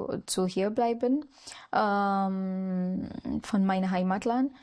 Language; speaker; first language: German; non-native, learner; Marathi